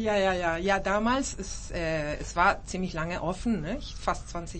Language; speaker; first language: German; early bilingual, heritage; German